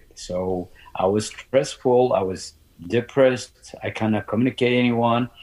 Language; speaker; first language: English; non-native, learner; Amharic